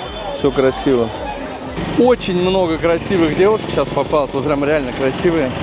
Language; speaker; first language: Russian; native; Russian